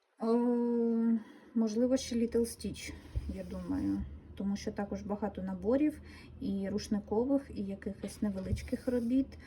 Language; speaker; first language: Ukrainian; non-native, local second language; Russian